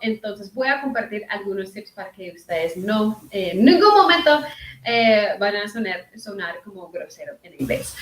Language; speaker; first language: Spanish; early bilingual, heritage; Spanish